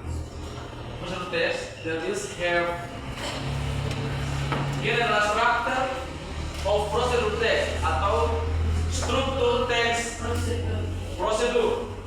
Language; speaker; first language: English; non-native, learner; Indonesian